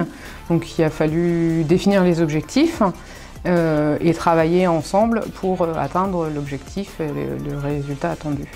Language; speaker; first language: French; native; French